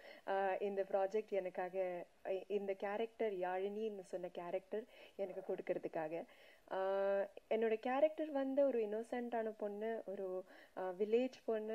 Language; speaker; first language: Tamil; non-native, local second language; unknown